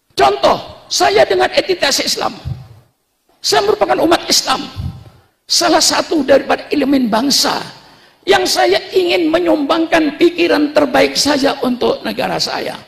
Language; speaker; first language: Indonesian; non-native, local second language; Madurese